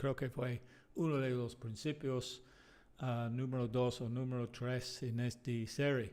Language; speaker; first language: Spanish; non-native, fluent; English